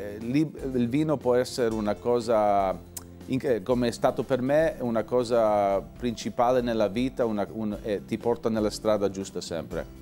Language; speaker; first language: Italian; early bilingual, other home language; English